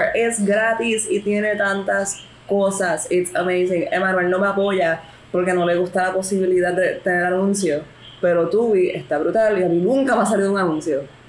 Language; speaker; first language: Spanish; native; Spanish